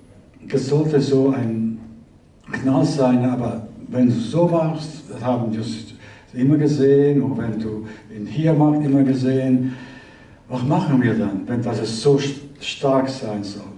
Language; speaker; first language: German; early bilingual, heritage; Italian